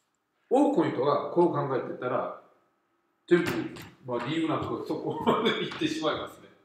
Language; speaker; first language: Japanese; non-native, fluent; Korean